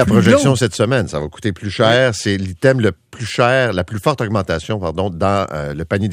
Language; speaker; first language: French; native; French